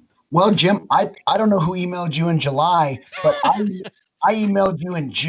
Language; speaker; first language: English; native; English